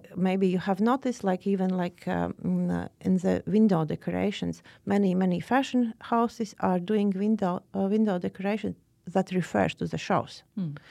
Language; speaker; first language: English; non-native, fluent; Latvian